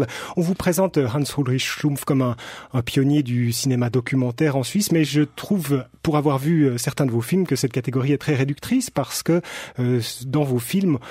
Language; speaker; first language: French; native; French